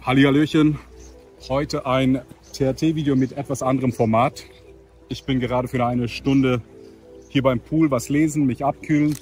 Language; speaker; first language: German; native; German